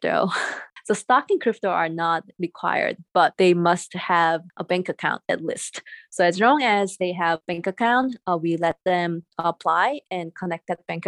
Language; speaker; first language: English; non-native, fluent; Korean